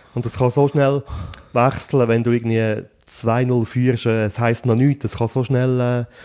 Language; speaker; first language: German; native; German